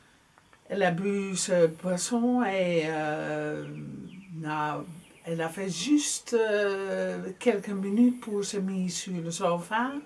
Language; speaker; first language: French; non-native, fluent; Dutch